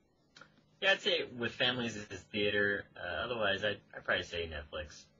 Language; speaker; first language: English; native; English